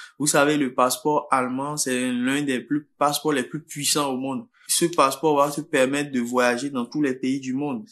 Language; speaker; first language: French; non-native, local second language; Fon